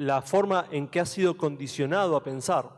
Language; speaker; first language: Spanish; native; Spanish